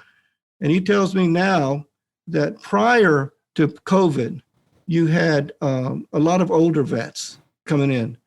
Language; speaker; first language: English; native; English